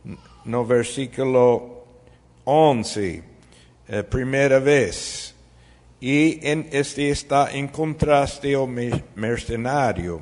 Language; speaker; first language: Portuguese; non-native, fluent; Spanish